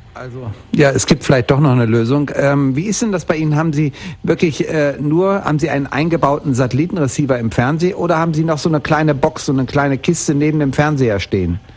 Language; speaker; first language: German; native; German